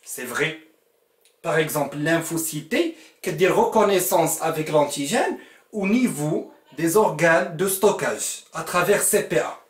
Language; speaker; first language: French; non-native, local second language; Arabic